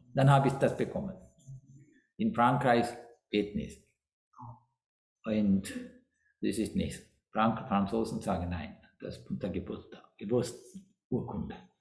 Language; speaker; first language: German; non-native, fluent; Sinhala